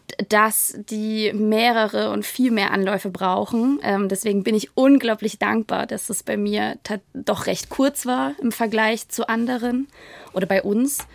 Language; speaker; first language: German; native; German